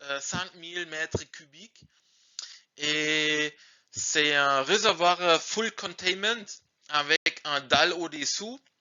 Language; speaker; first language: French; non-native, learner; German